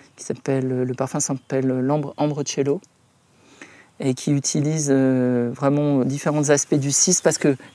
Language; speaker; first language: French; native; French